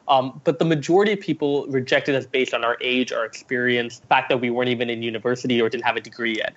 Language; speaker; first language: English; early bilingual, other home language; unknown